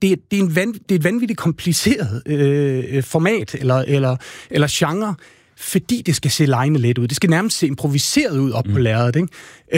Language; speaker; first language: Danish; native; Danish